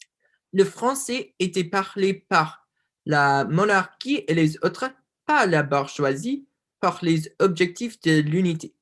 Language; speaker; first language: French; non-native, learner; English